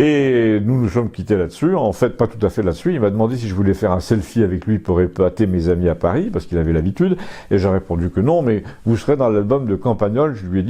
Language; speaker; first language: French; native; French